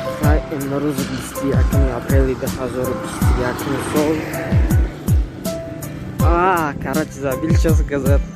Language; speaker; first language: Russian; non-native, learner; Tajik